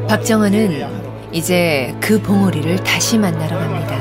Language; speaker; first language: Korean; native; Korean